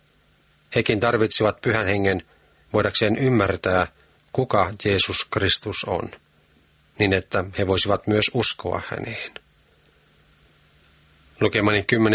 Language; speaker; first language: Finnish; native; Finnish